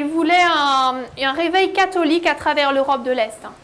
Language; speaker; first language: French; native; French